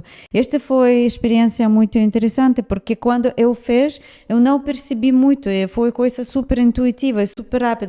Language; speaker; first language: Portuguese; non-native, fluent; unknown